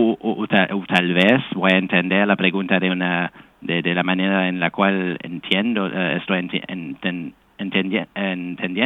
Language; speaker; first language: Spanish; non-native, fluent; English